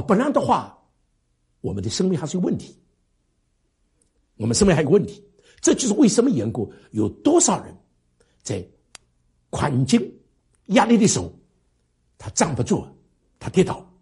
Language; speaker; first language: Chinese; native; Chinese